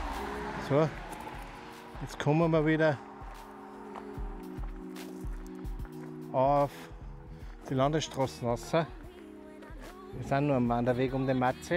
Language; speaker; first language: German; native; German